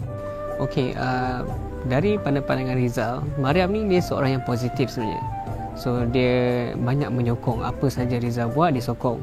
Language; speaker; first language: Malay; native; Malay